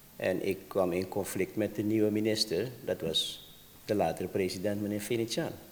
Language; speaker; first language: Dutch; native; Dutch